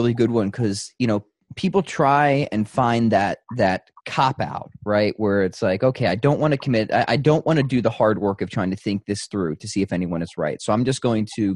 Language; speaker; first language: English; native; English